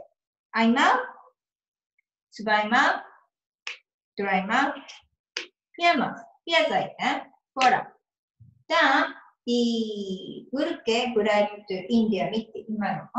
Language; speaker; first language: German; non-native, learner; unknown